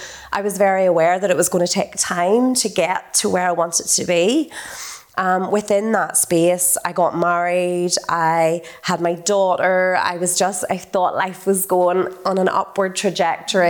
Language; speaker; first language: English; native; English